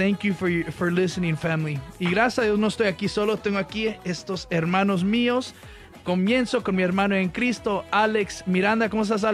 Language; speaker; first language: Spanish; early bilingual, heritage; Spanish